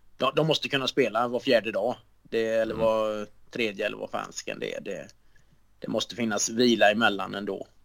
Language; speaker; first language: Swedish; native; Swedish